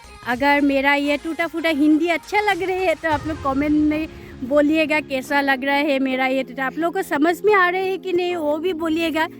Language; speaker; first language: Hindi; non-native, local second language; Assamese